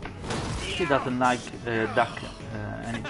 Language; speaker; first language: English; non-native, learner; Italian